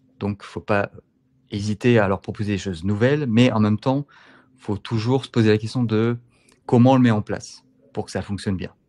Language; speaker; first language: French; native; French